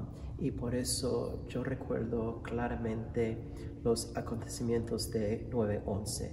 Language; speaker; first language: Spanish; non-native, fluent; English